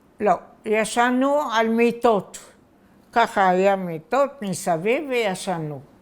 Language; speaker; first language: Hebrew; non-native, fluent; Arabic